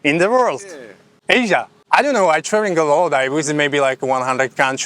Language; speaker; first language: English; non-native, fluent; Slovak